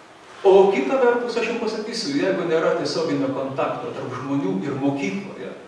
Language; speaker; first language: Lithuanian; native; Lithuanian